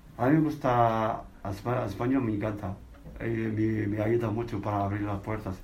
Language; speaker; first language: Spanish; non-native, learner; Arabic